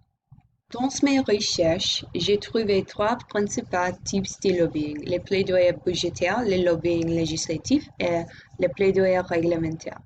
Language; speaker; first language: French; non-native, learner; English